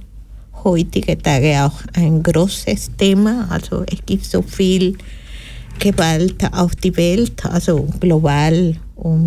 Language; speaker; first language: German; non-native, learner; Spanish